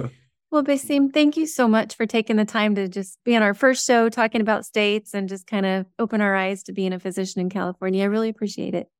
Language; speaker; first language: English; native; English